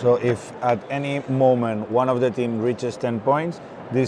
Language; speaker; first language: English; non-native, fluent; Spanish